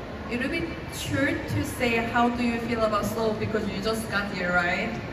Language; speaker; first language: English; non-native, fluent; Korean